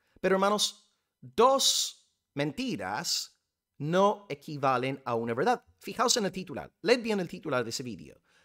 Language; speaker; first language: Spanish; non-native, fluent; English